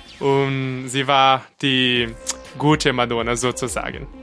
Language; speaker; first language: German; non-native, fluent; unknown